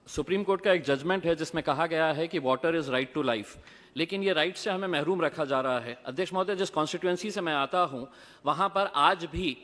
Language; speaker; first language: Hindi; non-native, local second language; Urdu